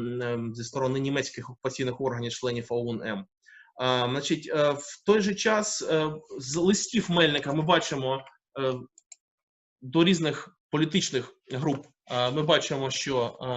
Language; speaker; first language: Ukrainian; native; Ukrainian